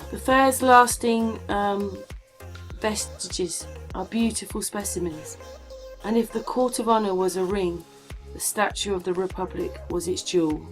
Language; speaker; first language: English; native; English